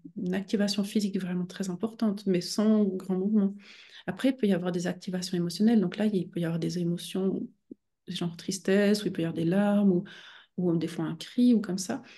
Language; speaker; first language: French; native; French